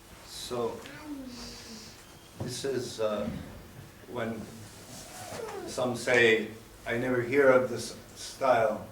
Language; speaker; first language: English; non-native, learner; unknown